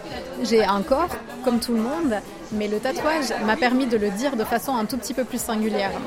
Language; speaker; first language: French; native; French